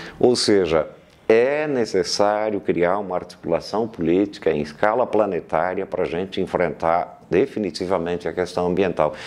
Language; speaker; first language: Portuguese; native; Portuguese